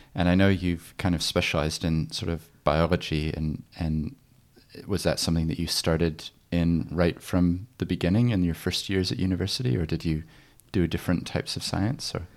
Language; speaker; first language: English; native; English